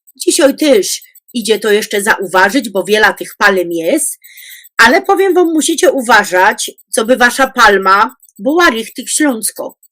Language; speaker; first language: Polish; native; Polish